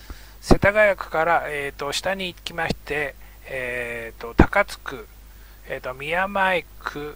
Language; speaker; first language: Japanese; native; Japanese